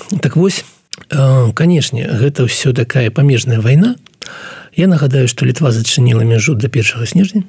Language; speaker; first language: Belarusian; non-native, local second language; Russian